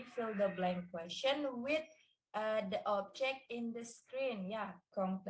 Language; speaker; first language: English; non-native, learner; Indonesian